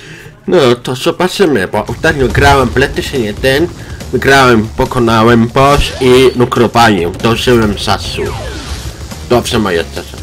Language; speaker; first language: Polish; non-native, learner; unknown